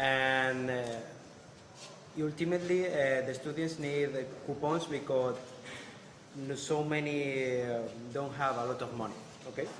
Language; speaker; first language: English; non-native, learner; Spanish